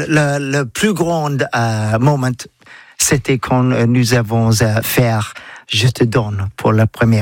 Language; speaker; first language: French; non-native, learner; English